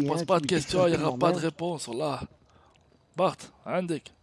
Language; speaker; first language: French; native; French